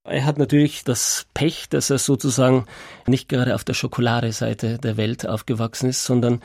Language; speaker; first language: German; native; German